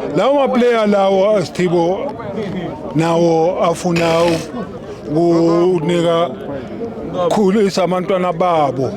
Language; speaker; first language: Zulu; native; Zulu